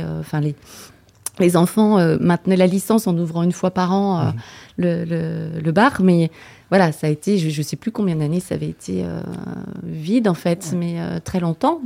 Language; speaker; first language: French; native; French